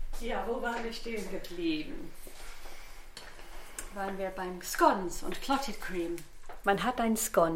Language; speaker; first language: German; non-native, fluent; English